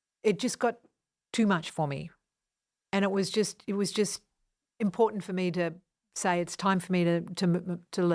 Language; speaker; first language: English; non-native, fluent; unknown